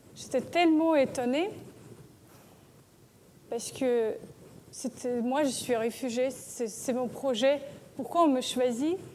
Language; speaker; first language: French; non-native, learner; Russian